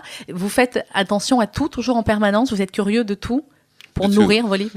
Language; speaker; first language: French; native; French